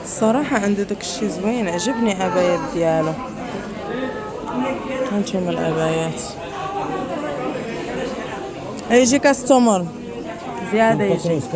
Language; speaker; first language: Arabic; native; Arabic